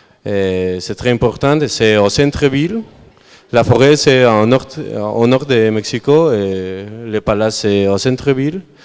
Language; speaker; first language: French; non-native, learner; Spanish